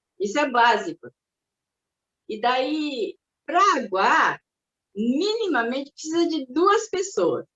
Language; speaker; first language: Portuguese; early bilingual, other home language; Japanese